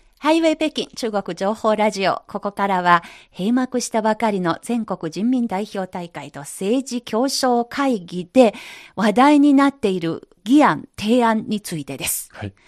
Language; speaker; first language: Japanese; non-native, fluent; Chinese